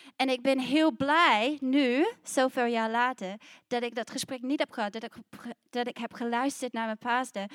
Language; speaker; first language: Dutch; non-native, fluent; English